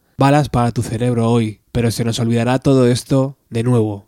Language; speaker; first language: Spanish; native; Spanish